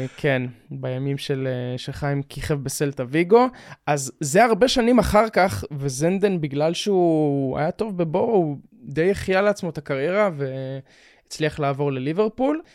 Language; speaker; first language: Hebrew; native; Hebrew